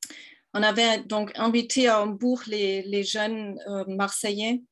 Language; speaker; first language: French; non-native, fluent; German